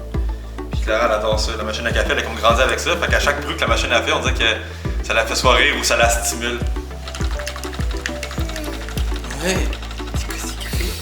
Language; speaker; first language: French; native; French